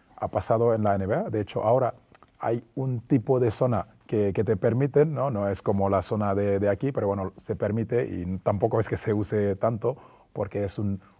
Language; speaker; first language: Spanish; non-native, fluent; French